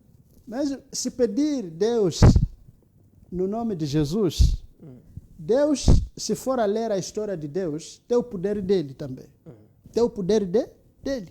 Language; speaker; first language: Portuguese; non-native, local second language; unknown